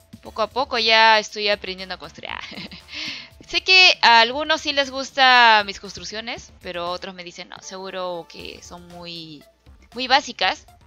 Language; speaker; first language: Spanish; native; Spanish